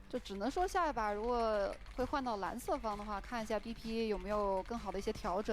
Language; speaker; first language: Chinese; native; Chinese